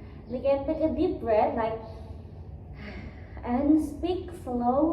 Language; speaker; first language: English; non-native, learner; Indonesian